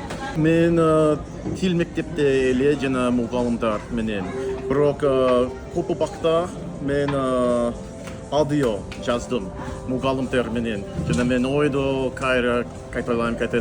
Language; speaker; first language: Kyrgyz; non-native, learner; English